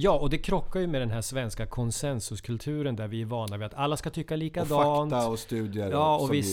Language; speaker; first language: Swedish; native; Swedish